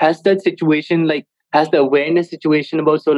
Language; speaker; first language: English; non-native, local second language; Hindi